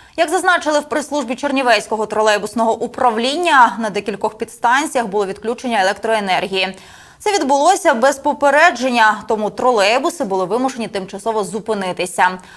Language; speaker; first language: Ukrainian; native; Ukrainian